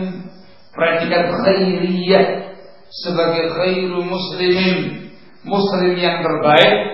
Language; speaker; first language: Indonesian; native; Indonesian